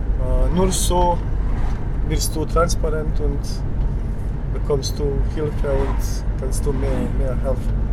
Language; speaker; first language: German; non-native, learner; Bosnian